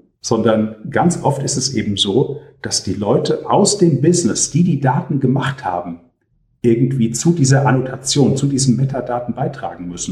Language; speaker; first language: German; native; German